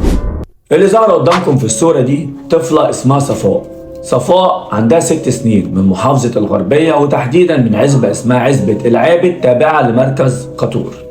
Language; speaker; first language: Arabic; native; Arabic